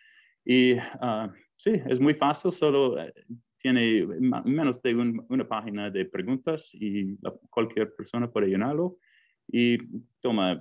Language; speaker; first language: Spanish; non-native, fluent; English